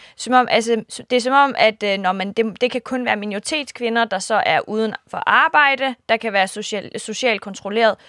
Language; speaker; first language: Danish; early bilingual, other home language; Kurdish